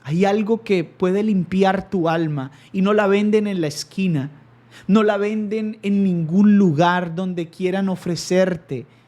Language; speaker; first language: Spanish; native; Spanish